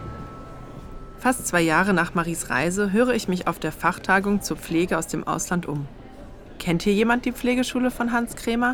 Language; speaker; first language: German; native; German